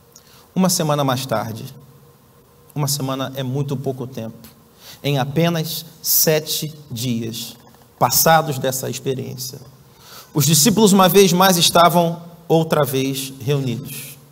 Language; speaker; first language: Portuguese; native; Portuguese